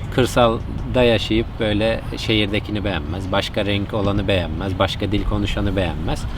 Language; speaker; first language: Turkish; native; Turkish